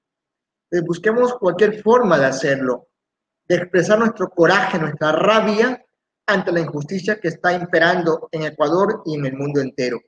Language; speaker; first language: Spanish; native; Spanish